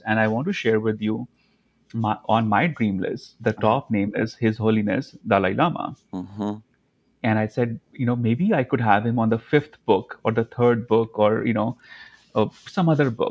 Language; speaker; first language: English; non-native, local second language; Hindi